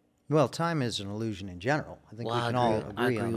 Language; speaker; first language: English; native; English